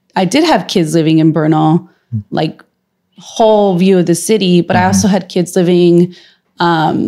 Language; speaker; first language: English; native; English